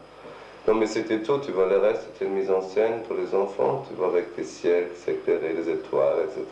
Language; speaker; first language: French; non-native, fluent; German